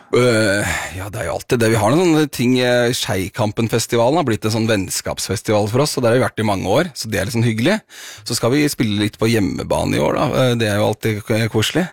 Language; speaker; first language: Norwegian; native; Norwegian